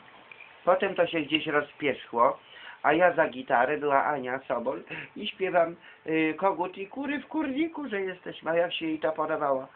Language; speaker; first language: Polish; native; Polish